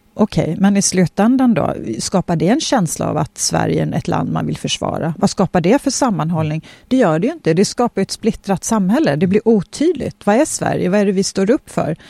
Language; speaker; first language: Swedish; early bilingual, other home language; Polish